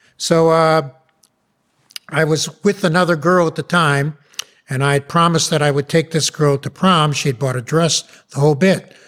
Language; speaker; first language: English; early bilingual, other home language; Yiddish